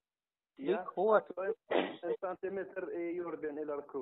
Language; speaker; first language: Swedish; non-native, learner; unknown